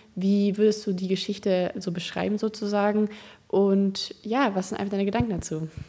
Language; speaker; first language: German; native; German